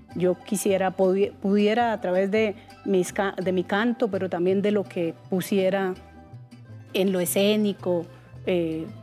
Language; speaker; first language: Spanish; native; Spanish